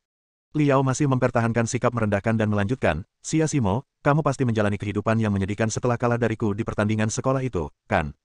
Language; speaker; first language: Indonesian; native; Indonesian